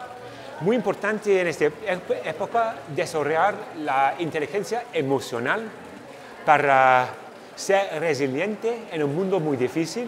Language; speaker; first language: Spanish; non-native, fluent; English